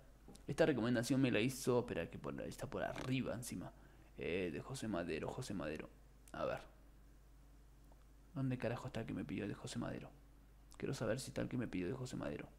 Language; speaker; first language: Spanish; native; Spanish